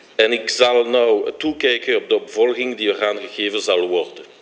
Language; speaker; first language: Dutch; non-native, local second language; French